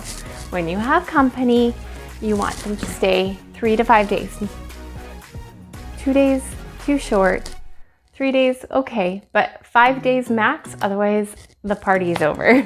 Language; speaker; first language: English; native; English